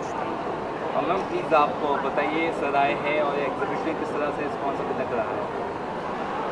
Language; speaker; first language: Hindi; native; Hindi